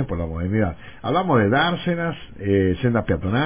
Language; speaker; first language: Spanish; native; Spanish